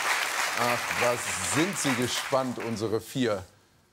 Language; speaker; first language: German; native; German